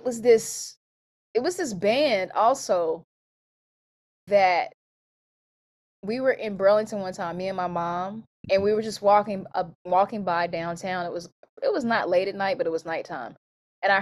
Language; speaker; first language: English; native; English